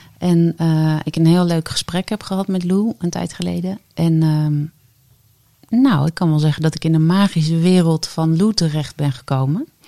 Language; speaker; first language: Dutch; native; Dutch